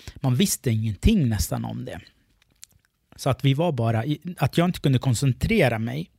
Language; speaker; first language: Swedish; early bilingual, other home language; Arabic